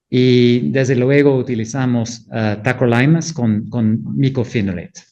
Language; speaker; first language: Spanish; non-native, fluent; English